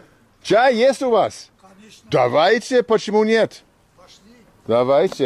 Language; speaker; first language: Russian; non-native, learner; English